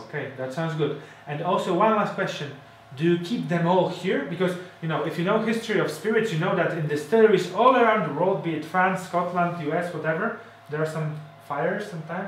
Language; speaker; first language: English; non-native, fluent; Polish